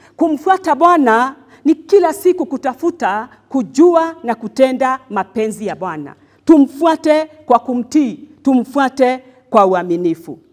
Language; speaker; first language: Swahili; non-native, local second language; Kikuyu